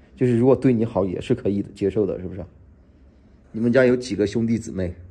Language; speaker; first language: Chinese; native; Chinese